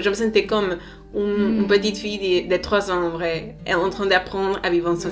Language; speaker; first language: French; non-native, learner; Spanish